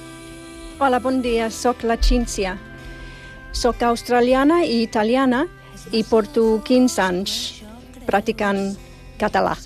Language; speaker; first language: Catalan; non-native, fluent; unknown